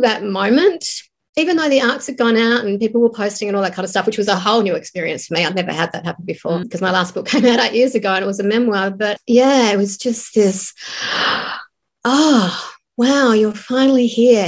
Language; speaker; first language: English; native; English